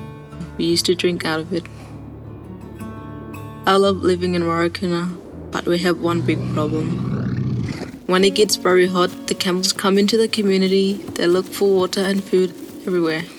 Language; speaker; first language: English; non-native, local second language; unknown